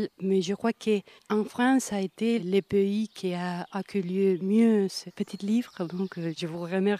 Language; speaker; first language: French; non-native, fluent; Spanish